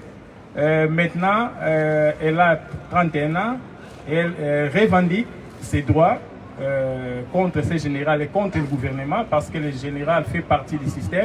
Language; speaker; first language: French; non-native, fluent; Portuguese